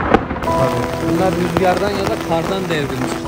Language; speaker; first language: Turkish; native; Turkish